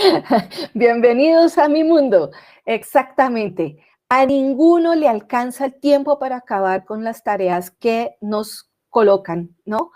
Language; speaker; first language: Spanish; native; Spanish